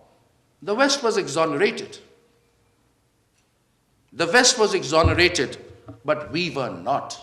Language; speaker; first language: English; non-native, local second language; Urdu